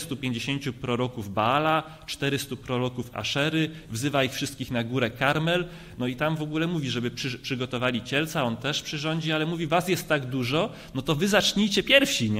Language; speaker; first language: Polish; native; Polish